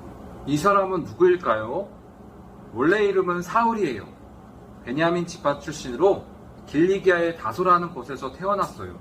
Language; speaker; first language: Korean; native; Korean